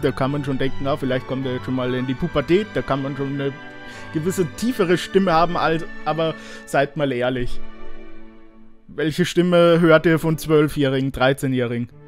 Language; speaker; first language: German; native; German